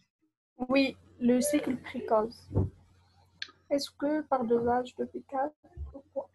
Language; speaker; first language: French; non-native, local second language; Arabic